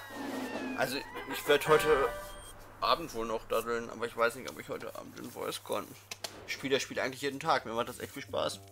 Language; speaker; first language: German; native; German